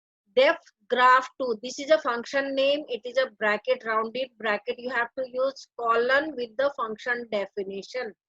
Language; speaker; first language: English; non-native, local second language; Hindi